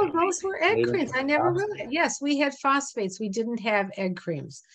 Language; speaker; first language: English; native; English